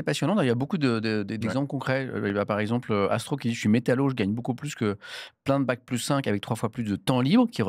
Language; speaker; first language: French; native; French